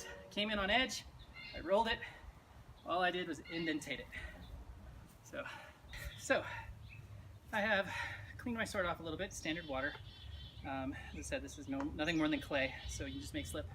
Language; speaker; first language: English; native; English